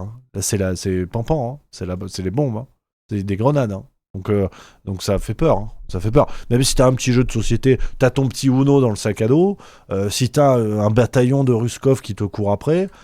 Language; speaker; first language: French; native; French